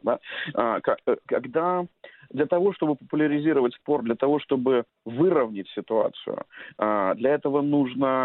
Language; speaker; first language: Russian; native; Russian